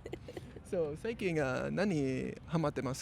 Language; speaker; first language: Japanese; non-native, learner; English